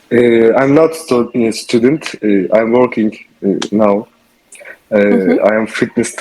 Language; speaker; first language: English; non-native, learner; Turkish